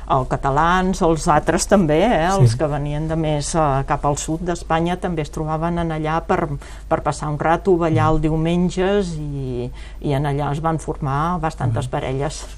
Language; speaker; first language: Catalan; non-native, local second language; French